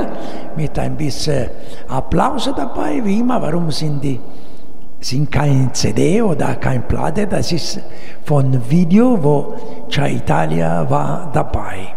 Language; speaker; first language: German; non-native, learner; Italian